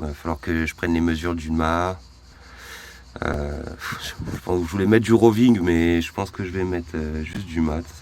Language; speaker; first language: French; native; French